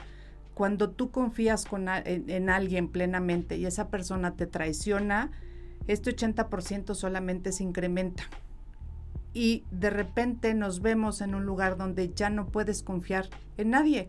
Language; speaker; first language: Spanish; native; Spanish